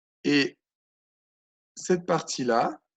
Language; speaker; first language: French; native; French